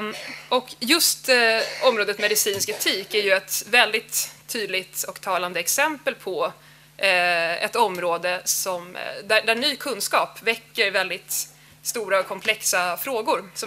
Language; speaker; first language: Swedish; native; Swedish